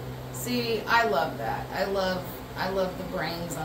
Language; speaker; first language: English; native; English